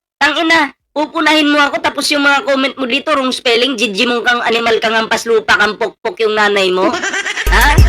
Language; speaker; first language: Filipino; non-native, local second language; Cebuano